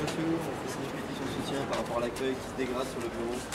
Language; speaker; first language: French; native; French